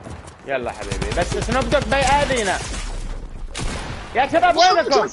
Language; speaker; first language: Arabic; native; Arabic